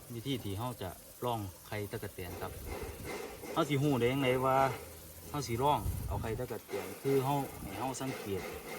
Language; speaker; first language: Thai; native; Thai